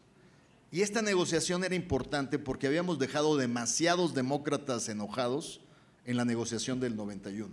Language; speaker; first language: Spanish; native; Spanish